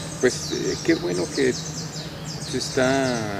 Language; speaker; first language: Spanish; native; Spanish